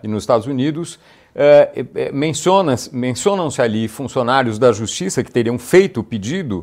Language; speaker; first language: Portuguese; native; Portuguese